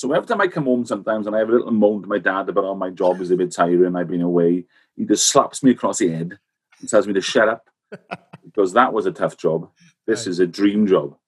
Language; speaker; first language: English; native; English